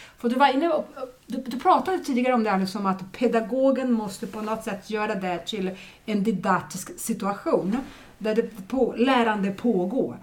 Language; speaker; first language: Swedish; non-native, fluent; Portuguese